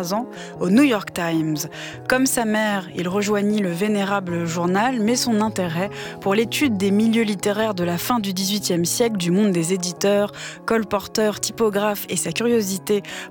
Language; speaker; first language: French; native; French